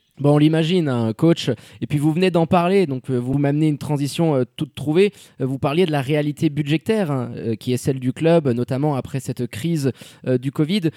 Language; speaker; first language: French; native; French